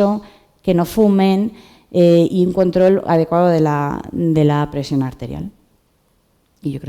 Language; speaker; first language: Spanish; native; Spanish